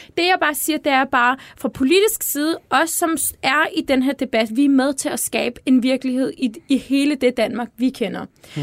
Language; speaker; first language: Danish; early bilingual, other home language; Turkish